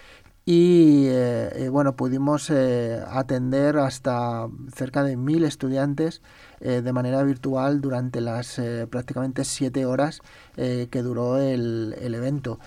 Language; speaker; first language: Spanish; native; Spanish